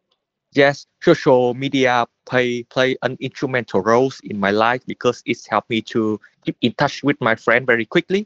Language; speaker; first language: English; non-native, learner; Vietnamese